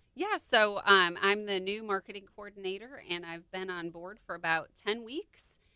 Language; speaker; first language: English; native; English